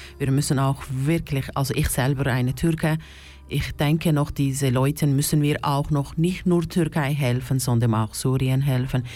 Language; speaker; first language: German; non-native, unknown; Turkish